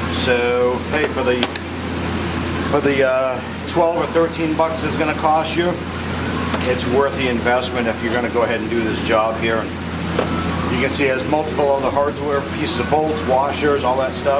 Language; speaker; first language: English; native; English